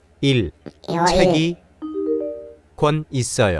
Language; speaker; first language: Korean; non-native, learner; Indonesian